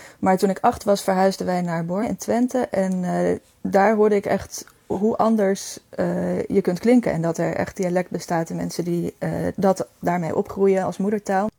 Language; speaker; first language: Dutch; native; Dutch